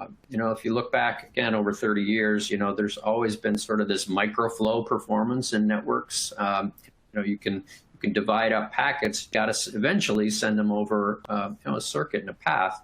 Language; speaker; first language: English; native; English